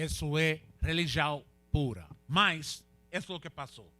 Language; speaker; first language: Portuguese; non-native, learner; Spanish